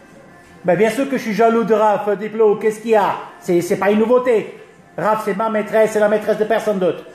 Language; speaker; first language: French; early bilingual, other home language; Italian